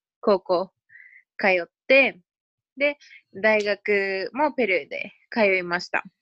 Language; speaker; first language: Japanese; early bilingual, other home language; Spanish